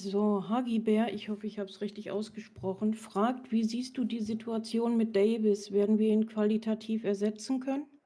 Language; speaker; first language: German; native; German